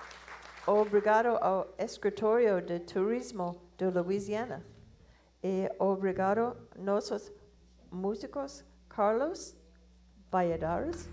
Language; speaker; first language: Portuguese; non-native, learner; English